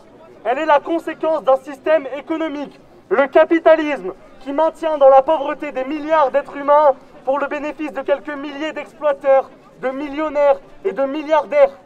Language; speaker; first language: French; native; French